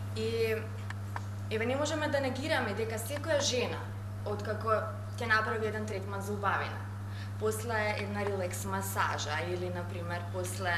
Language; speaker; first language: Macedonian; native; Macedonian